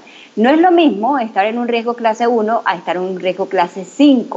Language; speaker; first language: Spanish; native; Spanish